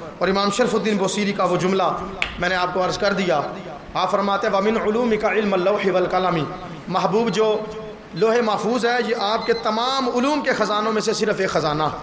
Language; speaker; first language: Urdu; non-native, local second language; Punjabi